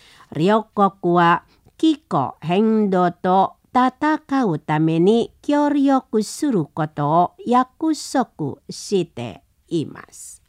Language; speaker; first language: Japanese; non-native, learner; Indonesian